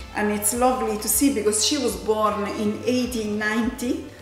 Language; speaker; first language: English; non-native, fluent; Italian